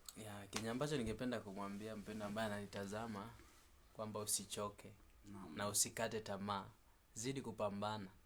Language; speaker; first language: Swahili; non-native, local second language; Kikuyu